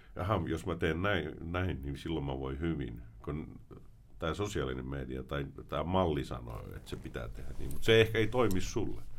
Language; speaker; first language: Finnish; early bilingual, heritage; Finnish